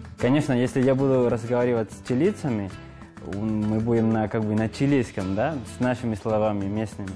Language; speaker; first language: Russian; non-native, fluent; Spanish